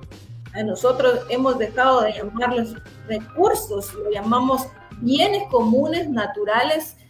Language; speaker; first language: Spanish; native; Spanish